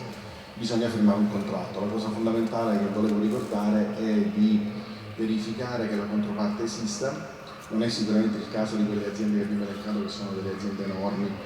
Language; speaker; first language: Italian; native; Italian